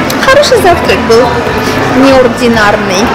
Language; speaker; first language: Russian; non-native, fluent; Armenian